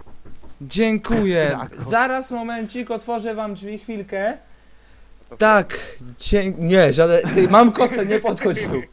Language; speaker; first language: Polish; native; Polish